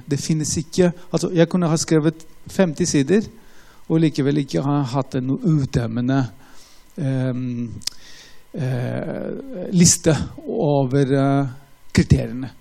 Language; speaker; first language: Norwegian; non-native, fluent; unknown